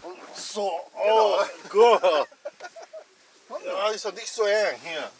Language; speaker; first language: German; non-native, learner; Korean